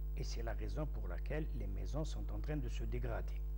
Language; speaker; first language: French; non-native, local second language; Arabic